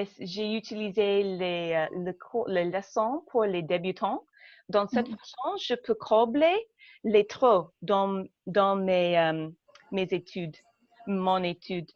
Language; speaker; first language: French; non-native, learner; English